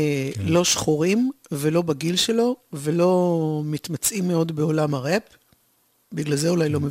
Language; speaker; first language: Hebrew; native; Hebrew